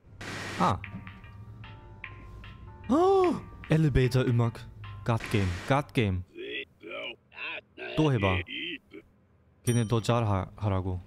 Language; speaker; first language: Korean; non-native, fluent; German